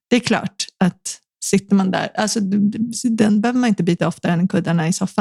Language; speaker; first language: Swedish; native; Swedish